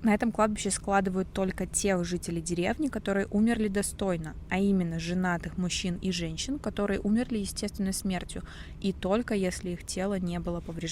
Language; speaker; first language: Russian; native; Russian